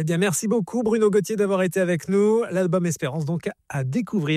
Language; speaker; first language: French; native; French